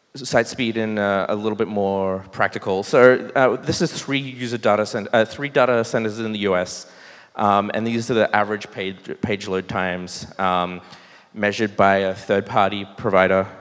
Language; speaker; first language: English; native; English